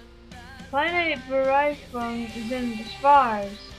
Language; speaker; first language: German; non-native, learner; English